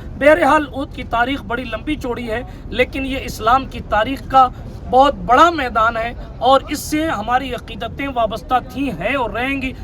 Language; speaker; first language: Urdu; native; Urdu